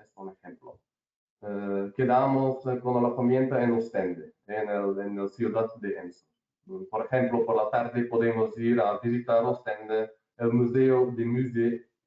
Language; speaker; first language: Spanish; non-native, learner; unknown